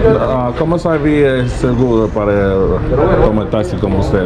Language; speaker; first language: Spanish; non-native, learner; English